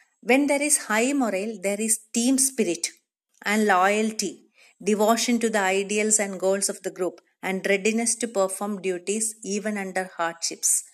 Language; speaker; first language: English; non-native, local second language; Malayalam